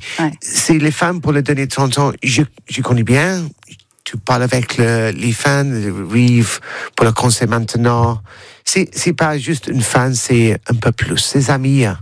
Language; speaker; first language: French; non-native, learner; English